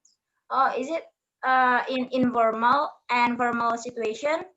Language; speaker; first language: English; non-native, learner; Indonesian